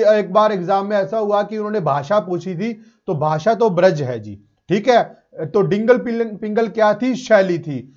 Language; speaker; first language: Hindi; non-native, local second language; Punjabi